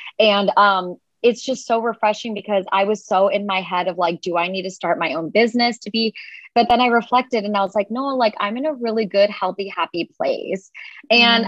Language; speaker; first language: English; native; English